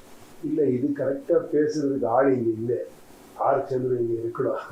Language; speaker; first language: Tamil; non-native, learner; Kannada